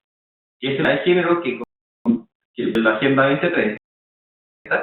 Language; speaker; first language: Spanish; native; Spanish